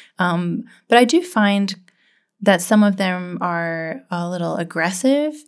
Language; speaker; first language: English; native; English